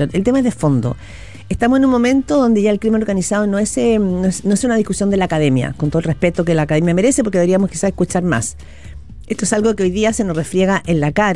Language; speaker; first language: Spanish; native; Spanish